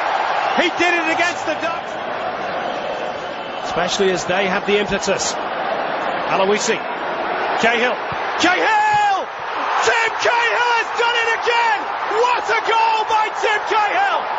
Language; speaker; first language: English; native; English